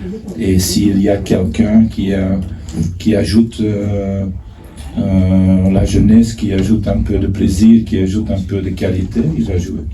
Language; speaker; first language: French; non-native, fluent; Dutch